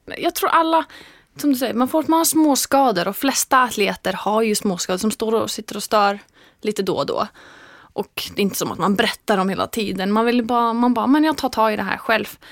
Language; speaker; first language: Swedish; non-native, fluent; Icelandic